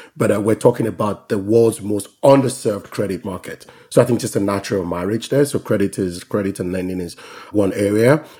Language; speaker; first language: English; non-native, local second language; Yoruba